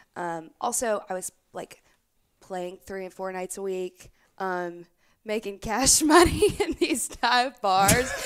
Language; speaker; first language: English; native; English